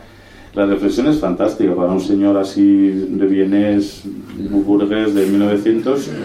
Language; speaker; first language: Spanish; native; Spanish